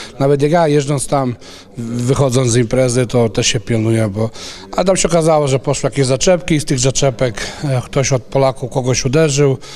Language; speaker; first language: Polish; non-native, fluent; Serbian